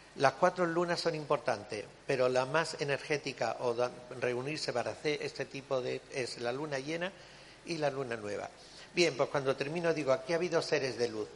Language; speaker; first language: Spanish; native; Spanish